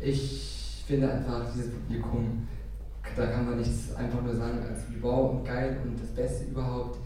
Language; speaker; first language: German; native; German